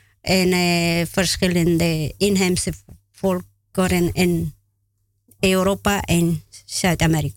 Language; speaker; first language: Dutch; non-native, learner; Spanish